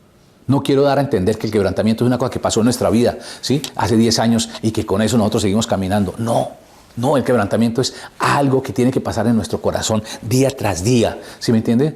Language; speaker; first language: Spanish; native; Spanish